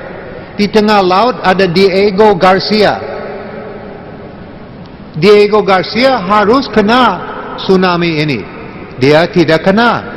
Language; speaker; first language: Indonesian; non-native, learner; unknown